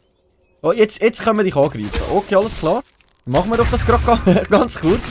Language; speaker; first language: German; native; German